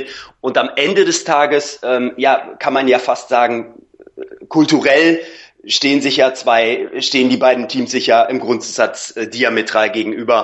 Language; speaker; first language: German; native; German